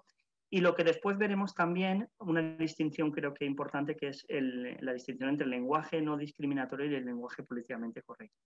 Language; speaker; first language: Spanish; native; Spanish